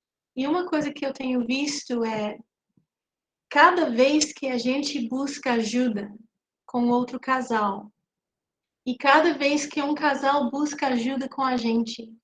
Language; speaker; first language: Portuguese; non-native, fluent; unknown